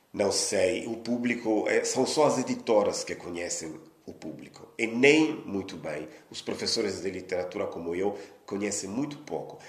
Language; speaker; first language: Portuguese; non-native, fluent; Italian